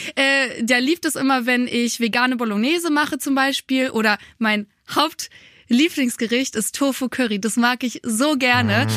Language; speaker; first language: German; early bilingual, other home language; Polish